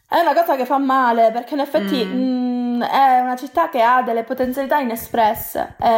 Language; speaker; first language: Italian; native; Italian